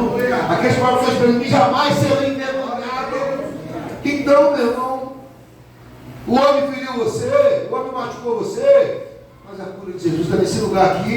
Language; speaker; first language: Portuguese; native; Portuguese